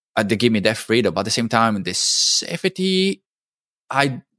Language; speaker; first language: English; non-native, fluent; Italian